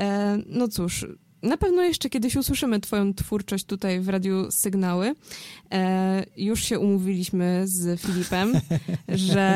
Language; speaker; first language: Polish; native; Polish